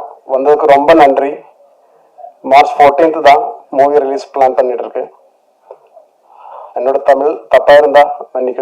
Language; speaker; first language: Tamil; non-native, learner; Malayalam